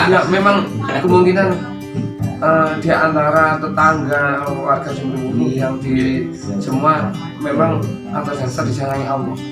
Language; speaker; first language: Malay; non-native, local second language; Javanese